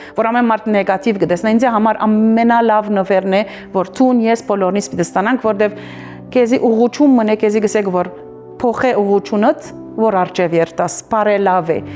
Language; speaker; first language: Armenian; early bilingual, heritage; Armenian